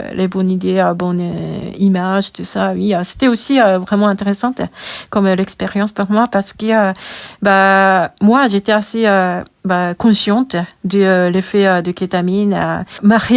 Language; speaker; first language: French; non-native, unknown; Japanese